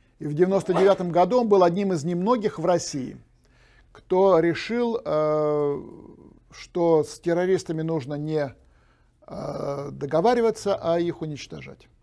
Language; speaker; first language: Russian; native; Russian